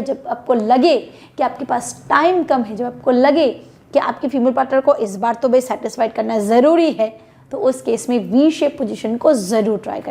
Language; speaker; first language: Hindi; native; Hindi